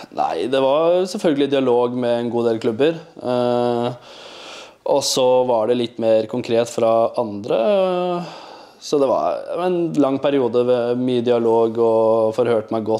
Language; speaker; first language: Norwegian; native; Norwegian